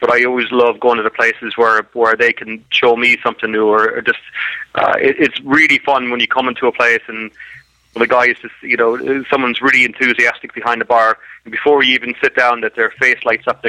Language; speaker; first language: English; native; English